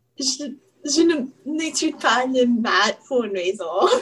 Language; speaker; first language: French; non-native, learner; English